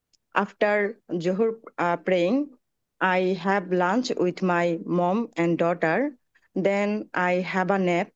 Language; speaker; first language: English; non-native, learner; Bangla